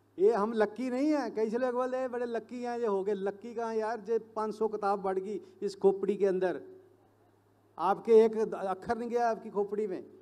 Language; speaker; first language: Hindi; non-native, local second language; Punjabi